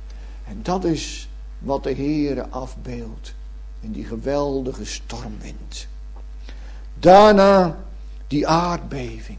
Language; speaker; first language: Dutch; native; Dutch